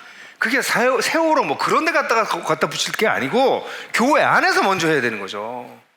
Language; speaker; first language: Korean; native; Korean